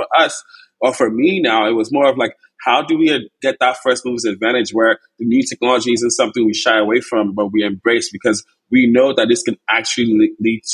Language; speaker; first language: English; non-native, local second language; Igbo